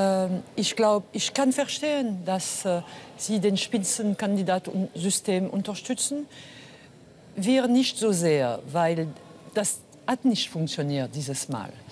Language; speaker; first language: German; non-native, fluent; French